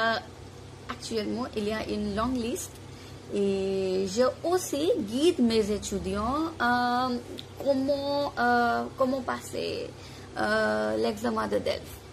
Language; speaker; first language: French; non-native, fluent; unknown